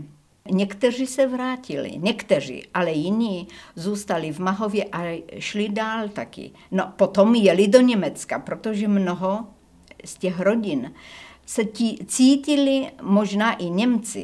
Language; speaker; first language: Czech; early bilingual, heritage; Czech